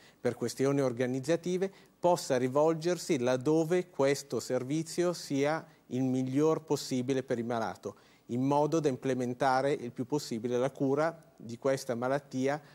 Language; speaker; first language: Italian; native; Italian